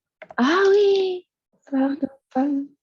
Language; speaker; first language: French; non-native, learner; Russian